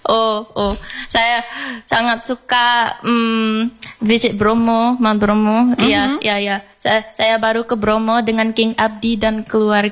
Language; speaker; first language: Indonesian; non-native, learner; English